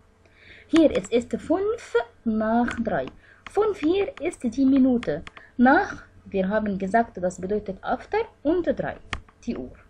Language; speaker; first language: German; non-native, fluent; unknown